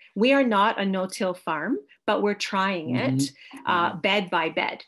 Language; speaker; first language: English; native; English